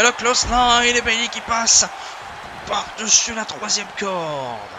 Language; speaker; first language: French; native; French